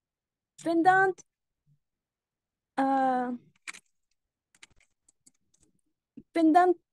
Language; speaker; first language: French; non-native, learner; Spanish